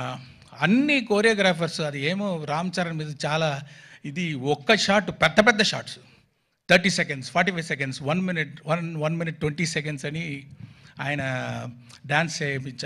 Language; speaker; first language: Telugu; non-native, fluent; Tamil